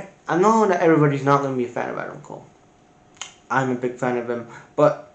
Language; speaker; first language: English; native; English